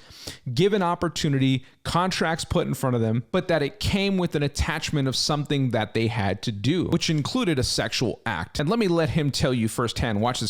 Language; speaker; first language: English; native; English